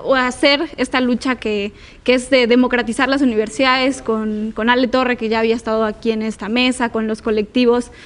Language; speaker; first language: Spanish; native; Spanish